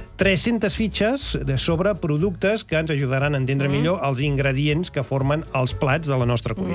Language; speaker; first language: Catalan; native; Catalan